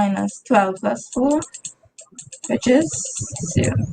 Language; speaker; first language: English; native; English